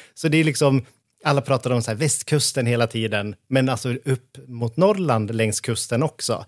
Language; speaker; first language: Swedish; native; Swedish